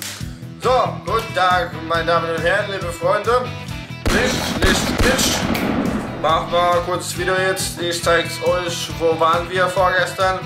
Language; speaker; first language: German; non-native, learner; Russian